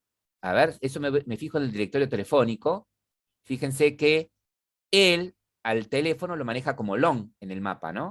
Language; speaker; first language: Spanish; native; Spanish